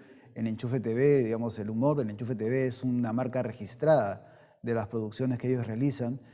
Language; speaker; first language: Spanish; native; Spanish